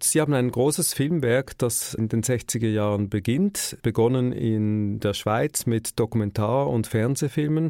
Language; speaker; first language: German; native; German